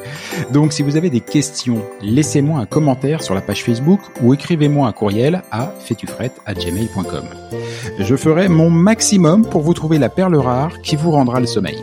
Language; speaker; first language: French; native; French